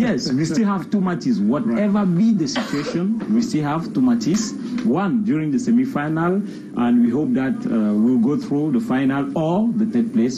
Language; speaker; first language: English; non-native, local second language; French